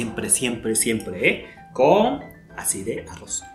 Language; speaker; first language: Spanish; non-native, fluent; Japanese